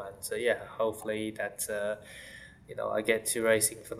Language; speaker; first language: English; non-native, fluent; Chinese